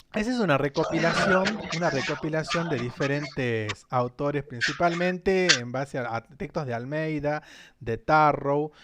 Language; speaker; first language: Spanish; native; Spanish